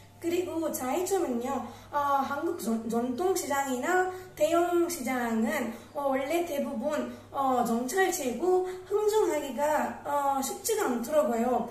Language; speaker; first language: Korean; non-native, learner; Tamil